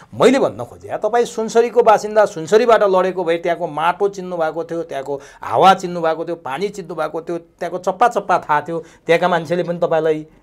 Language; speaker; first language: Nepali; native; Nepali